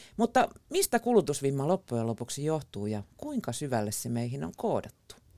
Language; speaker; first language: Finnish; native; Finnish